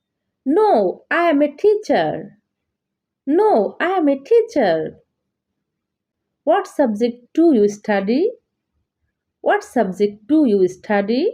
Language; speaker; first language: English; non-native, learner; Bangla